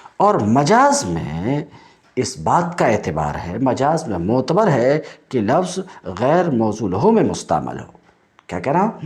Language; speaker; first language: Urdu; native; Urdu